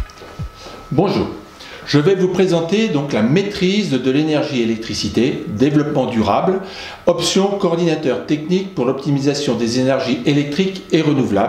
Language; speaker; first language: French; native; French